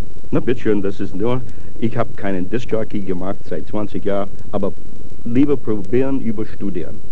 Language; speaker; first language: German; non-native, fluent; English